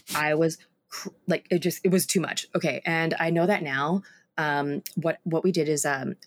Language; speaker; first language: English; native; English